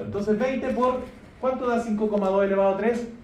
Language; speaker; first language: Spanish; native; Spanish